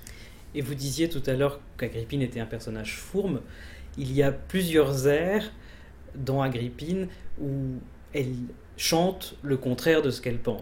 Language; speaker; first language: French; native; French